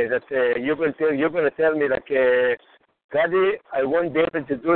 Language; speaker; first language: English; non-native, fluent; Hebrew